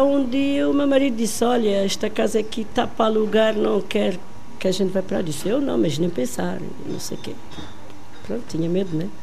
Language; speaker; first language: Portuguese; non-native, local second language; Kabuverdianu